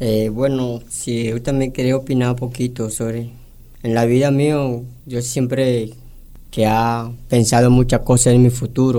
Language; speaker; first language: Spanish; non-native, local second language; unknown